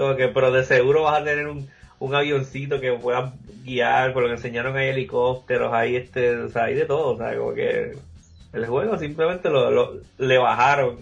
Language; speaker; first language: Spanish; native; Spanish